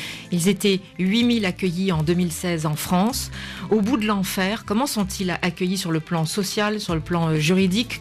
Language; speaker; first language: French; native; French